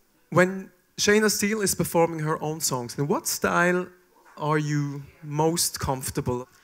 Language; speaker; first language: English; non-native, fluent; German